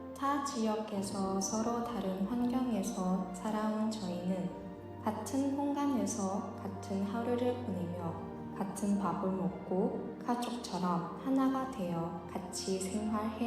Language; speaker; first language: Korean; non-native, fluent; Khmer